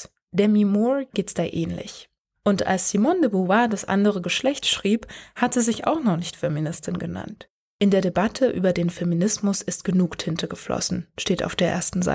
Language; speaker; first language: German; native; German